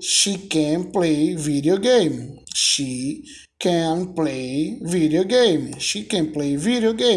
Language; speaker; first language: English; non-native, fluent; Portuguese